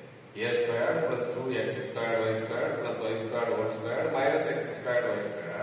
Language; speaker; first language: English; non-native, local second language; Tamil